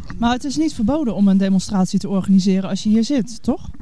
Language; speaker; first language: Dutch; native; Dutch